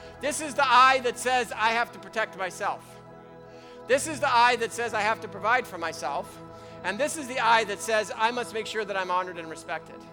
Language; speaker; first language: English; native; English